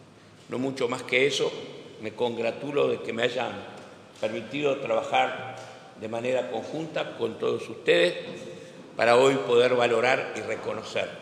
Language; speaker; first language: Spanish; native; Spanish